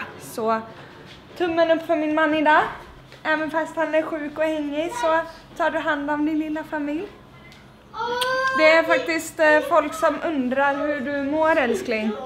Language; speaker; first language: Swedish; native; Swedish